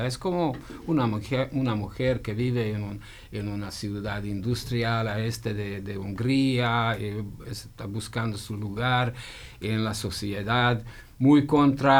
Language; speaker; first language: Spanish; non-native, fluent; Hungarian